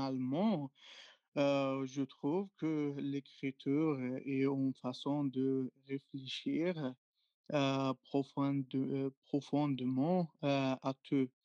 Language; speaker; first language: French; non-native, learner; Arabic